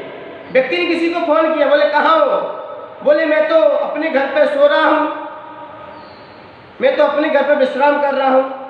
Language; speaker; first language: Hindi; native; Hindi